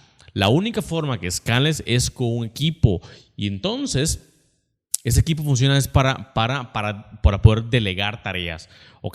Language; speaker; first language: Spanish; native; Spanish